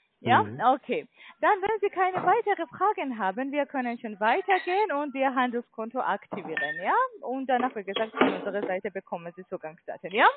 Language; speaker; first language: German; non-native, learner; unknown